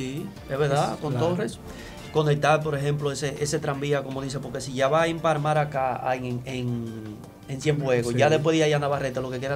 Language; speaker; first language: Spanish; native; Spanish